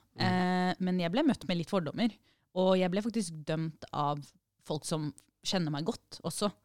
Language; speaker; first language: Norwegian; early bilingual, other home language; Arabic